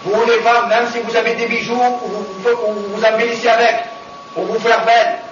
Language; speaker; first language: French; non-native, local second language; Arabic